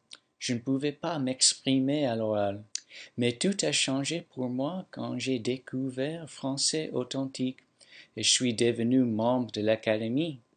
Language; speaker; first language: French; non-native, fluent; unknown